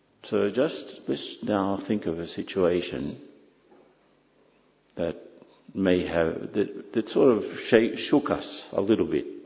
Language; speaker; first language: English; native; English